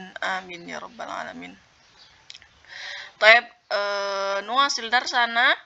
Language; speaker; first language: Arabic; non-native, fluent; Indonesian